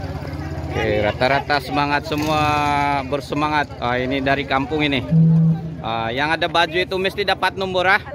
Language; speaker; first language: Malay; non-native, local second language; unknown